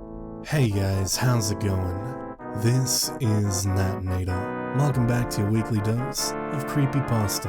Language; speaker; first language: English; native; English